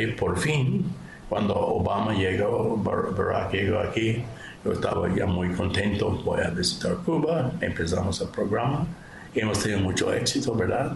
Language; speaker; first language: Spanish; non-native, fluent; English